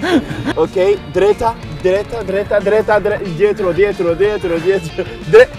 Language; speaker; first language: Italian; non-native, learner; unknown